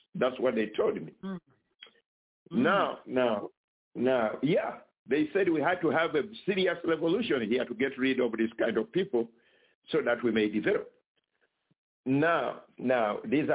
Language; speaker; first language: English; non-native, local second language; Ganda